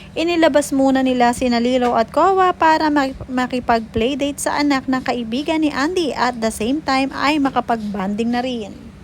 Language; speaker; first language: Filipino; native; Filipino